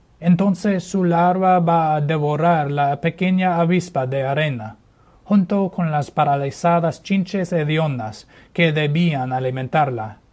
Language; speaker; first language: Spanish; non-native, fluent; English